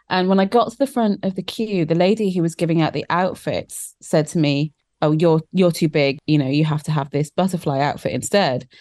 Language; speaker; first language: English; native; English